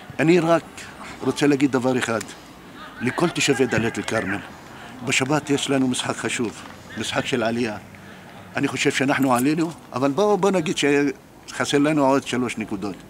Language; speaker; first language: Hebrew; non-native, local second language; Arabic